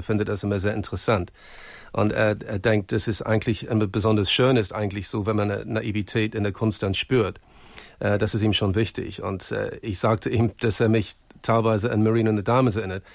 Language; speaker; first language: German; non-native, fluent; English